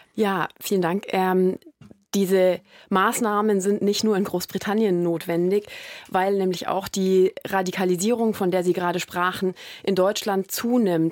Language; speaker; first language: German; native; German